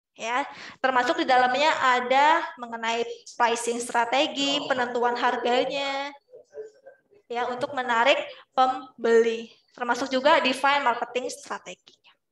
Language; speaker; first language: Indonesian; native; Indonesian